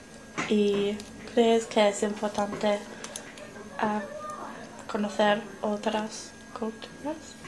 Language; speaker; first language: Spanish; non-native, learner; English